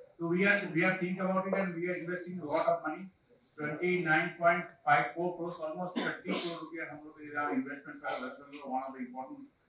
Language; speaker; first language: Hindi; native; Hindi